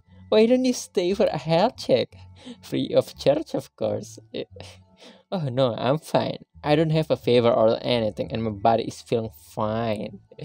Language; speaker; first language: English; non-native, fluent; Indonesian